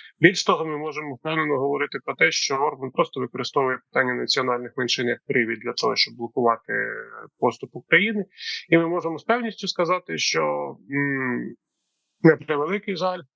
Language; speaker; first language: Ukrainian; native; Ukrainian